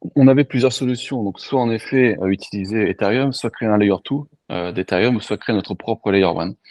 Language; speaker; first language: French; native; French